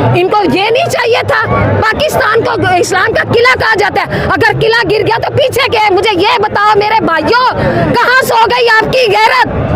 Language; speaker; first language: Urdu; non-native, local second language; Punjabi